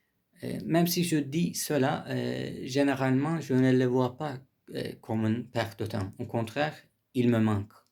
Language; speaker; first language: French; non-native, learner; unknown